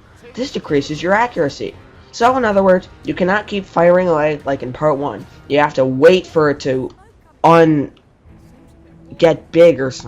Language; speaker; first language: English; native; English